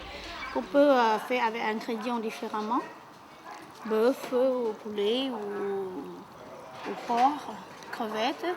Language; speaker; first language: French; non-native, learner; Hmong